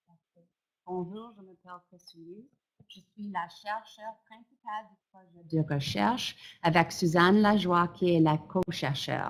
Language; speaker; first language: French; non-native, fluent; English